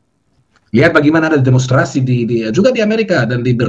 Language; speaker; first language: Indonesian; non-native, fluent; Hebrew